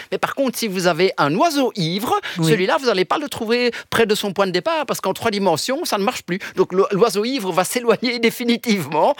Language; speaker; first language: French; early bilingual, other home language; Italian